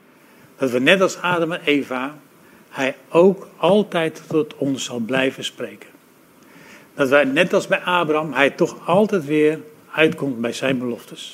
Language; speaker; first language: Dutch; native; Dutch